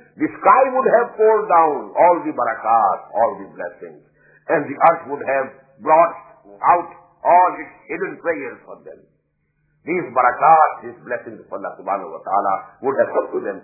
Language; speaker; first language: English; non-native, local second language; Urdu